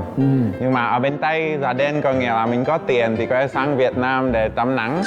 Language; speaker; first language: Vietnamese; non-native, fluent; Czech